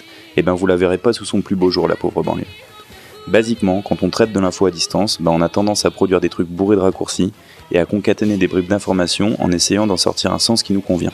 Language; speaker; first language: French; native; French